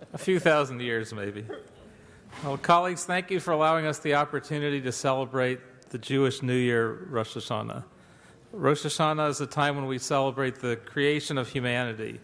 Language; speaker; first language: English; native; English